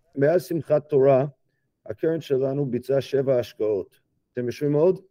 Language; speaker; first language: Hebrew; non-native, fluent; English